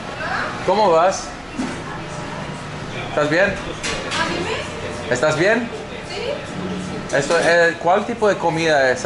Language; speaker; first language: Spanish; non-native, learner; English